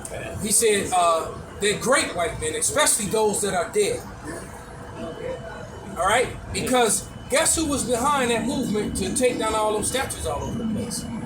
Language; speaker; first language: English; native; English